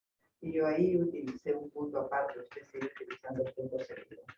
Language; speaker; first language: Spanish; native; Spanish